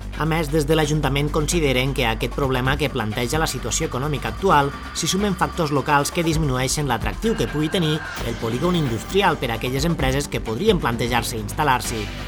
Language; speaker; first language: Catalan; native; Catalan